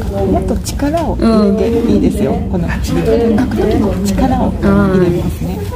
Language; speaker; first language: Japanese; native; Japanese